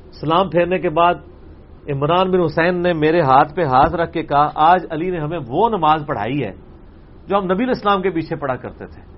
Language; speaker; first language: Urdu; native; Urdu